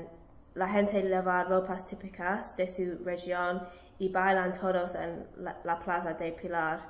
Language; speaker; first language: Spanish; non-native, learner; English